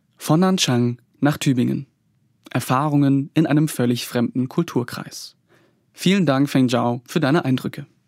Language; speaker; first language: German; native; German